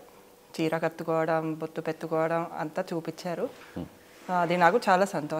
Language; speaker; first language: Telugu; non-native, fluent; Finnish